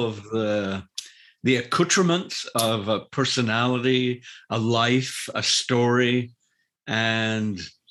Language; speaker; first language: English; native; English